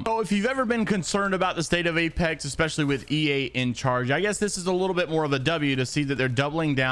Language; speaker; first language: English; native; English